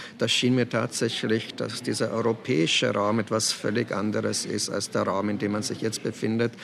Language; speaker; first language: German; early bilingual, other home language; Czech